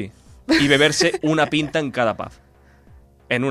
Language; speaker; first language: Spanish; native; Spanish